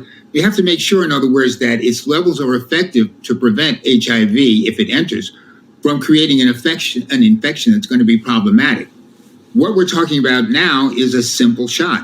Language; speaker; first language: English; native; English